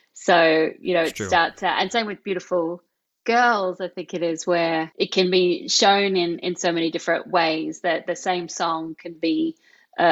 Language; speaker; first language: English; native; English